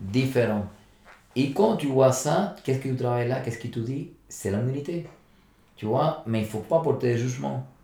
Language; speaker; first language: French; non-native, fluent; Spanish